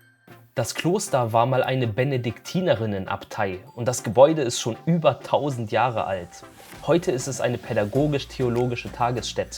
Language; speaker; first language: German; native; German